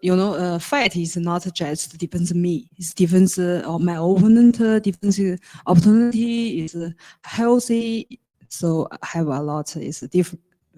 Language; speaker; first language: English; non-native, learner; Chinese